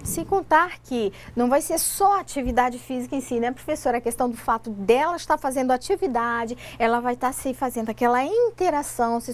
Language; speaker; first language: Portuguese; native; Portuguese